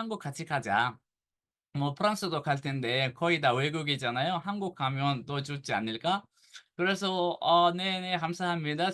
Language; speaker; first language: Korean; non-native, fluent; Arabic